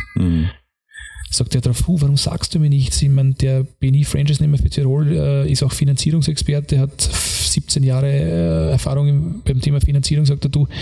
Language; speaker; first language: German; native; German